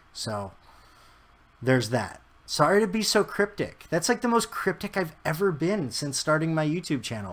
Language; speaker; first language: English; native; English